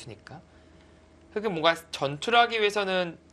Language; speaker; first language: Korean; native; Korean